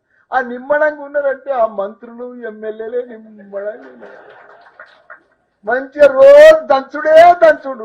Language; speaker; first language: Telugu; native; Telugu